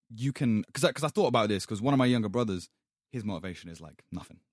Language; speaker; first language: English; native; English